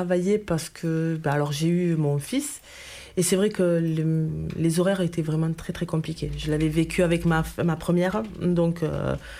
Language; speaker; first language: French; native; French